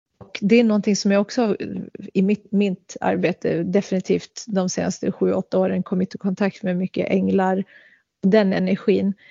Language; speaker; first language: Swedish; early bilingual, other home language; Central Kurdish